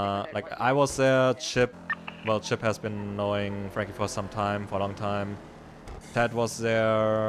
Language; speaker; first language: English; non-native, fluent; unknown